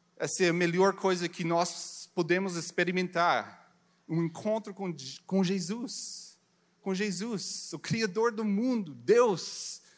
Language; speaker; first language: Portuguese; non-native, learner; English